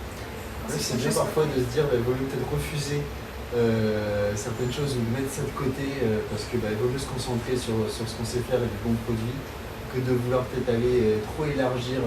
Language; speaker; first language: French; native; French